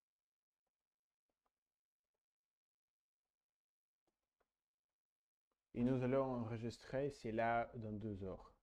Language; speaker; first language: French; non-native, learner; English